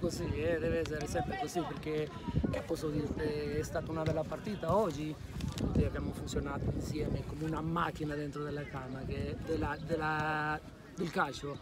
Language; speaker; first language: Italian; non-native, learner; Spanish